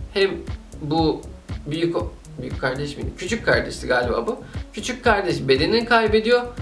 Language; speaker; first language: Turkish; native; Turkish